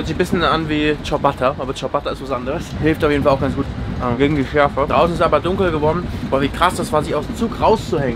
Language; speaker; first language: German; native; German